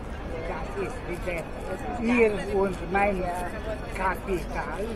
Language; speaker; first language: German; non-native, fluent; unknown